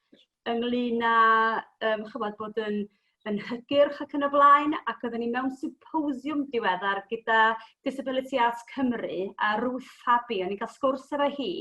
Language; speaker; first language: Welsh; native; Welsh